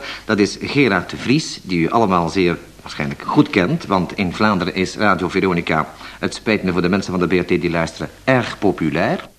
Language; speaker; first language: Dutch; native; Dutch